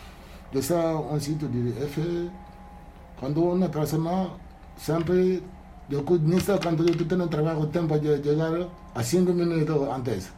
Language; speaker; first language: Spanish; non-native, learner; Wolof